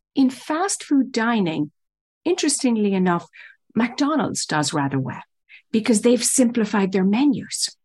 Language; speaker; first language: English; native; English